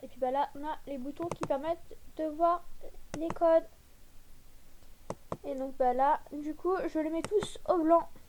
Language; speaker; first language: French; native; French